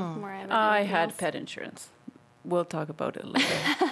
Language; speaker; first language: English; non-native, fluent; Spanish